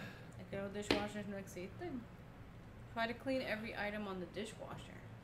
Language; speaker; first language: English; non-native, local second language; Spanish